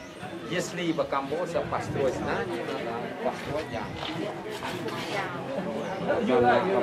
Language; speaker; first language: Russian; non-native, learner; Khmer